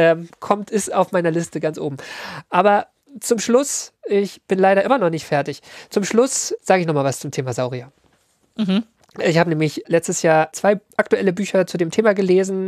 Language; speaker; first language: German; native; German